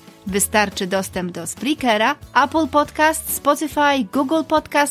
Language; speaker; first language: Polish; native; Polish